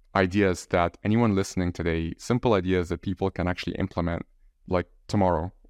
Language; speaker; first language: English; non-native, fluent; Arabic